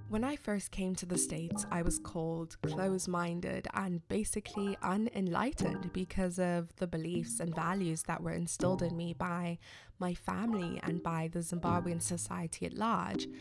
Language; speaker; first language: English; non-native, local second language; Shona